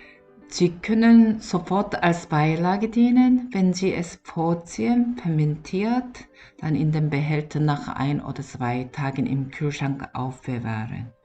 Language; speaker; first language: German; non-native, learner; Korean